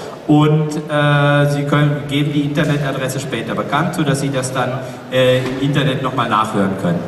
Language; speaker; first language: German; native; German